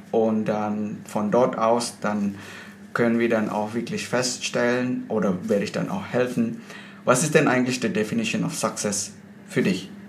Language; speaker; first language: German; non-native, fluent; Indonesian